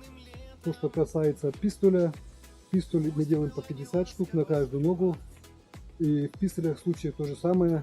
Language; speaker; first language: Russian; native; Russian